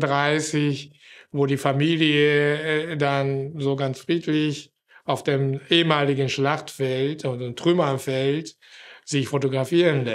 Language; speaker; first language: German; non-native, fluent; Japanese